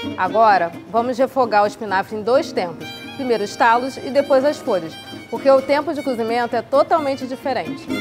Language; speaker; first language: Portuguese; native; Portuguese